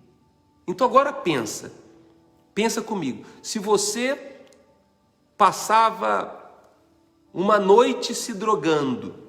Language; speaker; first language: Portuguese; native; Portuguese